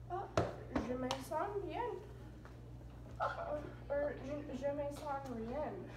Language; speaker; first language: French; non-native, learner; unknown